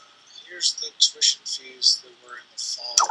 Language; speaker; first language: English; native; English